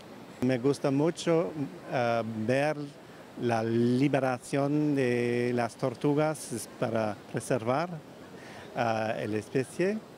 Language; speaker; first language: Spanish; non-native, learner; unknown